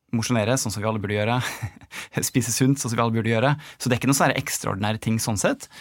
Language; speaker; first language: Norwegian; native; Norwegian